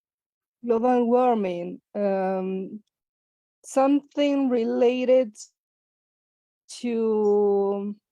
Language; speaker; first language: English; non-native, learner; Spanish